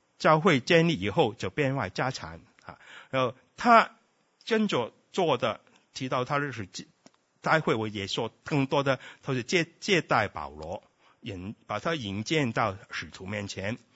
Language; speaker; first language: Chinese; non-native, local second language; Cantonese